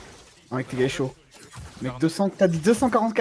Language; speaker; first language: French; native; French